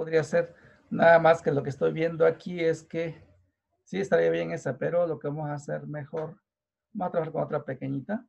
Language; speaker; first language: Spanish; native; Spanish